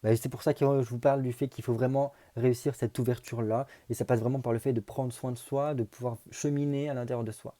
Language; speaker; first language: French; native; French